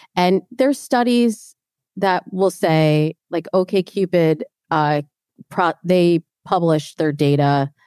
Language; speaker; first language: English; native; English